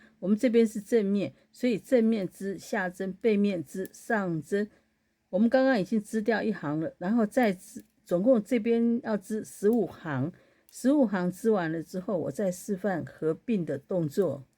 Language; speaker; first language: Chinese; native; Chinese